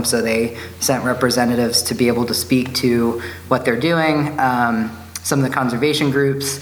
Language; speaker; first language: English; native; English